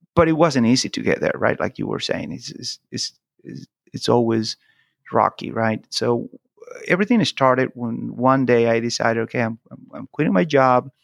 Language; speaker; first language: English; non-native, fluent; Spanish